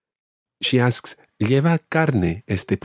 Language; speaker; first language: Spanish; non-native, fluent; English